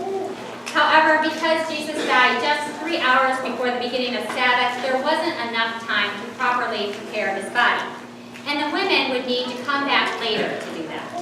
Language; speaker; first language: English; native; English